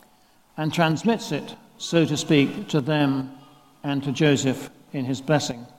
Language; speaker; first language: English; native; English